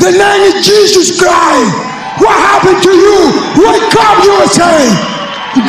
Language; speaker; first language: English; non-native, learner; Spanish